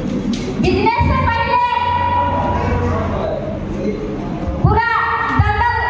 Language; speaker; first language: Hindi; non-native, local second language; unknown